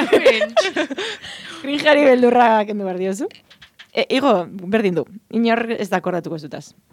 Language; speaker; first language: Basque; non-native, local second language; Spanish